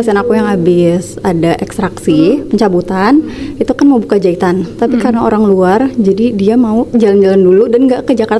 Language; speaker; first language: Indonesian; native; Indonesian